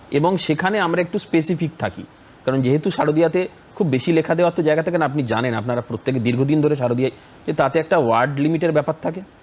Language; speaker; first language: Bangla; native; Bangla